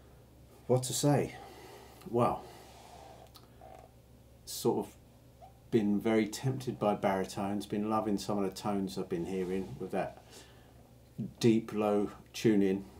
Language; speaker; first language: English; native; English